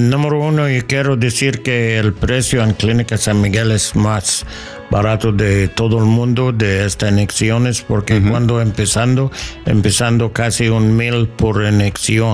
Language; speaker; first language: Spanish; non-native, learner; English